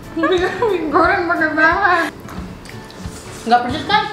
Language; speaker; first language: Indonesian; native; Indonesian